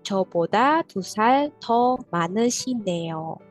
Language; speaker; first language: Korean; non-native, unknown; Indonesian